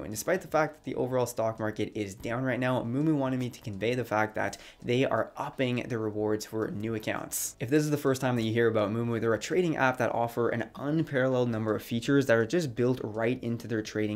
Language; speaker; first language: English; native; English